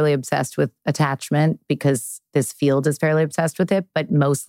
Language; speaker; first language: English; native; English